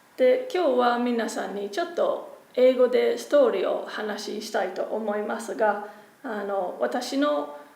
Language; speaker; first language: Japanese; non-native, fluent; English